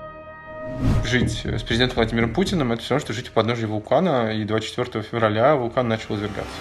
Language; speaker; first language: Russian; native; Russian